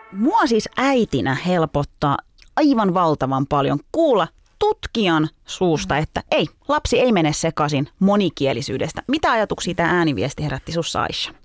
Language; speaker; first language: Finnish; early bilingual, other home language; Turkish